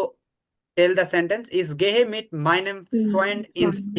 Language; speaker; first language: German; non-native, fluent; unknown